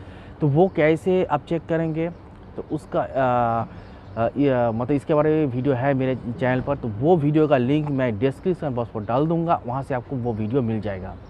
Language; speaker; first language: Hindi; non-native, local second language; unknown